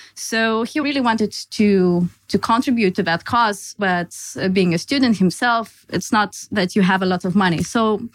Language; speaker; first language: English; non-native, fluent; Lithuanian